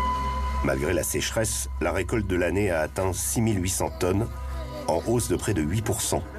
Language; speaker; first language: French; native; French